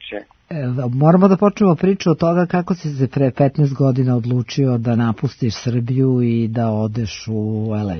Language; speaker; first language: Serbian; native; Serbian